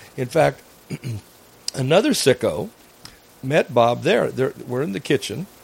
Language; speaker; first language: English; native; English